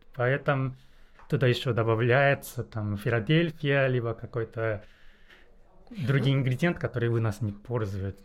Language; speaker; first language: Russian; non-native, fluent; Japanese